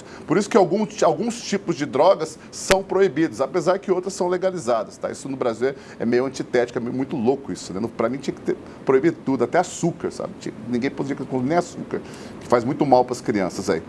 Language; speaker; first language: Portuguese; native; Portuguese